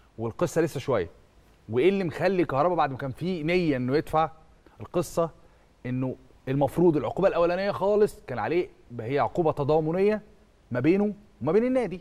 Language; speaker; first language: Egyptian Arabic; native; Egyptian Arabic